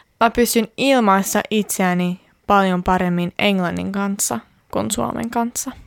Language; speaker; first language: Finnish; native; Finnish